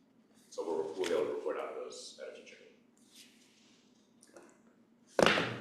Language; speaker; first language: English; native; English